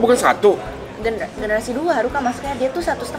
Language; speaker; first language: Indonesian; native; Indonesian